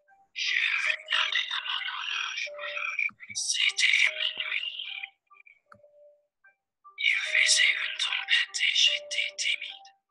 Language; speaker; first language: French; non-native, learner; English